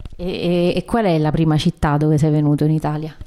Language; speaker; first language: Italian; native; Italian